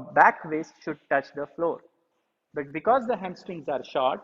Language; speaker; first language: English; non-native, local second language; Marathi